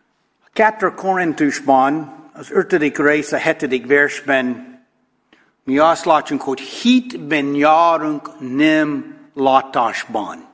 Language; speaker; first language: Hungarian; non-native, fluent; English